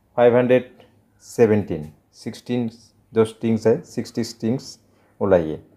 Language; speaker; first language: Hindi; non-native, local second language; Bangla